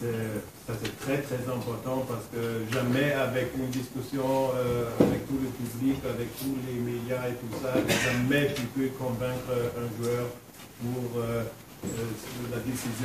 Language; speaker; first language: French; non-native, fluent; German